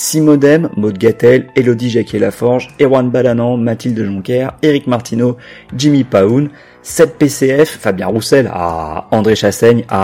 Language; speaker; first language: French; native; French